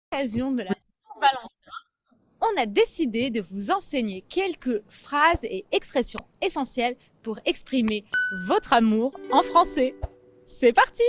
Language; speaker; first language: French; native; French